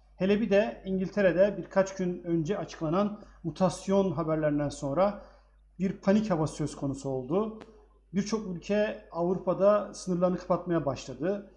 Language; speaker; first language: Turkish; native; Turkish